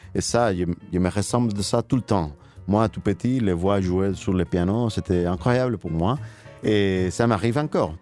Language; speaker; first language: French; non-native, learner; Spanish